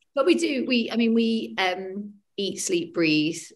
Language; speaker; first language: English; native; English